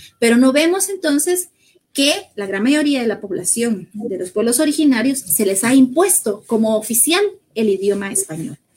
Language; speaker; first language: Spanish; native; Spanish